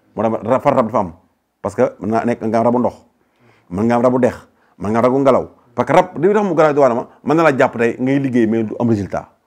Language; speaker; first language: Wolof; native; Wolof